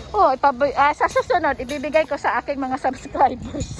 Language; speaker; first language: Filipino; native; Filipino